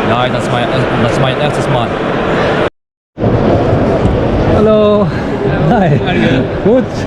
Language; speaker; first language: German; non-native, learner; Arabic